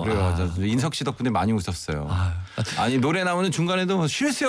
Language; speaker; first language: Korean; native; Korean